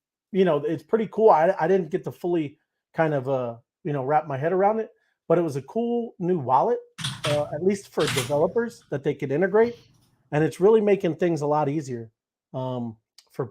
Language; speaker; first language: English; native; English